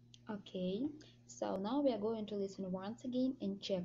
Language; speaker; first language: English; non-native, fluent; Ukrainian